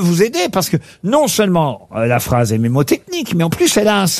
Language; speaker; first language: French; native; French